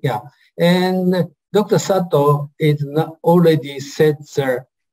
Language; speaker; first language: English; non-native, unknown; Japanese